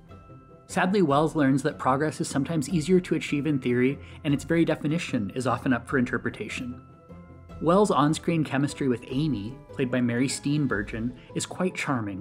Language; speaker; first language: English; native; English